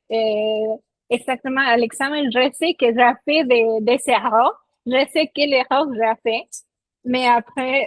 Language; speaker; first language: French; non-native, fluent; Spanish